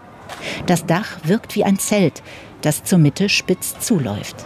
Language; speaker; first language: German; native; German